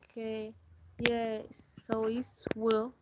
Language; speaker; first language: English; non-native, learner; Spanish